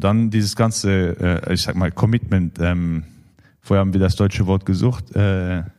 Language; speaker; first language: German; non-native, local second language; Luxembourgish